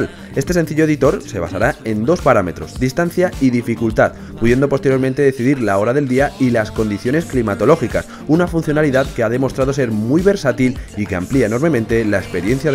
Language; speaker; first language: Spanish; native; Spanish